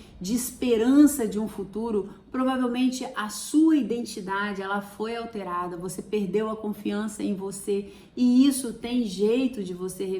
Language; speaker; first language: Portuguese; native; Portuguese